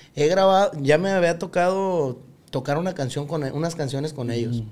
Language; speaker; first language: Spanish; native; Spanish